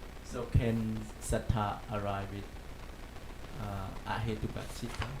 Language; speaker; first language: English; non-native, learner; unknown